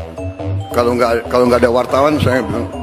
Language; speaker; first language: Indonesian; native; Indonesian